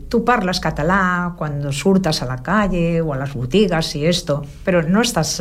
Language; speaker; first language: Catalan; non-native, local second language; Spanish